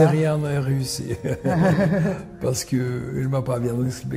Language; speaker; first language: French; non-native, fluent; Russian